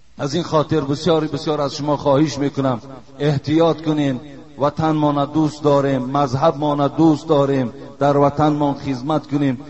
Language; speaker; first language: Persian; native; Persian